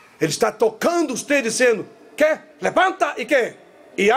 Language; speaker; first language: Portuguese; non-native, learner; Spanish